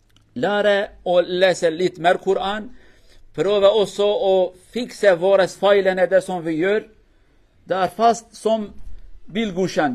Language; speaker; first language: Norwegian; non-native, learner; Kurdish